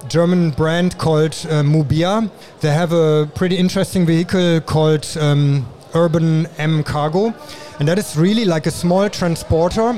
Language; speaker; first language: English; non-native, fluent; German